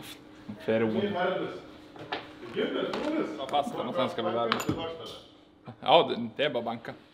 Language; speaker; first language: Swedish; native; Swedish